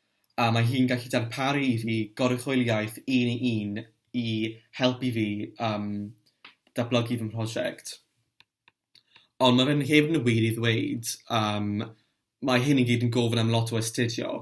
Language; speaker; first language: Welsh; non-native, local second language; English